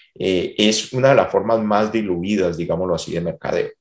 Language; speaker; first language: Spanish; native; Spanish